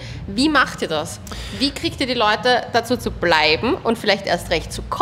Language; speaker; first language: German; native; German